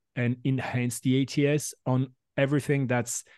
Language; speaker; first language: English; non-native, fluent; French